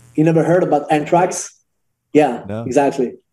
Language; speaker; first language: English; non-native, learner; French